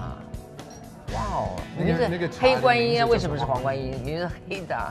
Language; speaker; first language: Chinese; native; Chinese